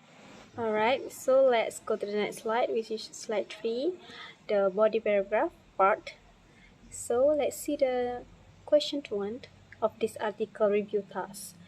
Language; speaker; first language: English; non-native, fluent; Malay